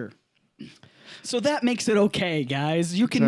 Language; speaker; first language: English; native; English